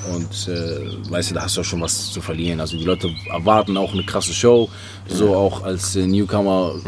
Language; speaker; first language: German; non-native, fluent; Arabic